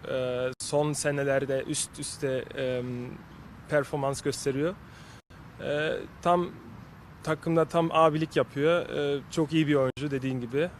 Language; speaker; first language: Turkish; early bilingual, heritage; Turkish